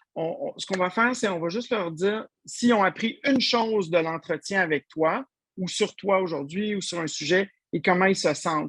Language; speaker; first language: French; native; French